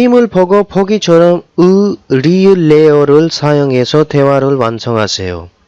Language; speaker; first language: Korean; non-native, fluent; Urdu